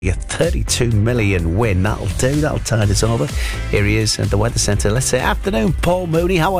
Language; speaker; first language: English; native; English